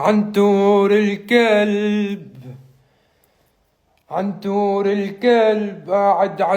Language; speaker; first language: Arabic; native; Arabic